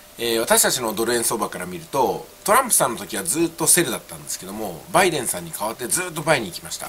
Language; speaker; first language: Japanese; native; Japanese